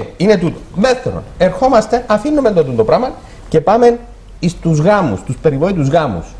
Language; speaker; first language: Greek; native; Greek